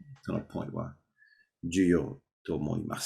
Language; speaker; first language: Japanese; non-native, learner; English